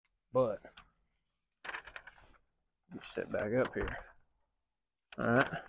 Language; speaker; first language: English; native; English